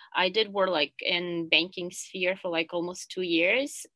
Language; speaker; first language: English; non-native, fluent; Ukrainian